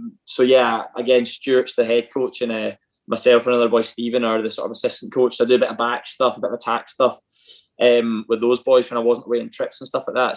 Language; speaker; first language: English; native; English